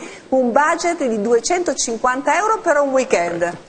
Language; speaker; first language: Italian; native; Italian